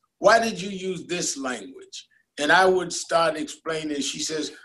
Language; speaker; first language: English; native; English